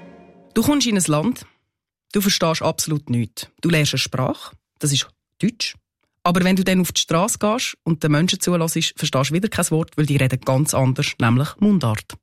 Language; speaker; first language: German; native; German